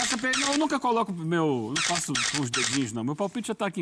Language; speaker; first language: Portuguese; native; Portuguese